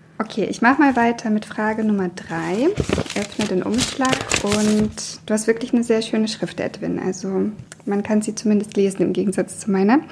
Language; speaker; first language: German; early bilingual, other home language; Russian